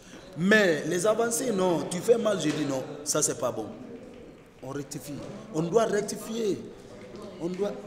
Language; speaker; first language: French; non-native, fluent; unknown